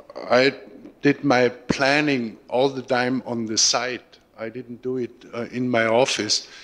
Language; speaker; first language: English; non-native, fluent; German